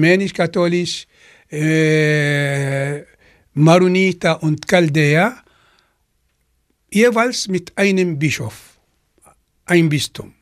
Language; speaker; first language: German; non-native, fluent; Arabic